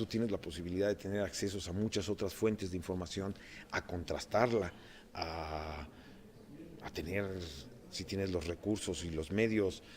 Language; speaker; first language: Spanish; native; Spanish